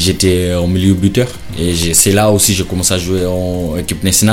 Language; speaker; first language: French; non-native, learner; Shona